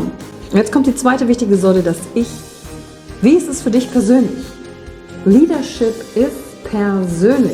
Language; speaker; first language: German; native; German